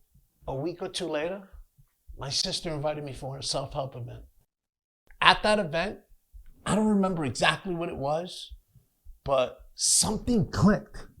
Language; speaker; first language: English; native; English